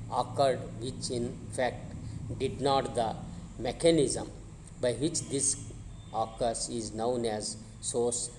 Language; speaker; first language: English; non-native, local second language; Kannada